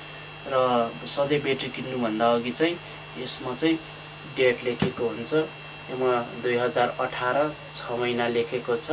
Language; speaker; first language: Nepali; native; Nepali